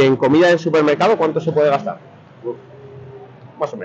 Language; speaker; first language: Spanish; native; Spanish